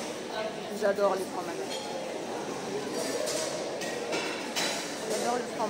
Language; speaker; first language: French; non-native, local second language; Arabic